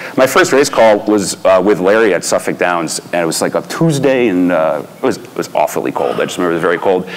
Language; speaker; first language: English; native; English